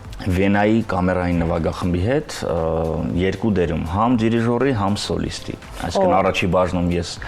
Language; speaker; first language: Armenian; early bilingual, heritage; Armenian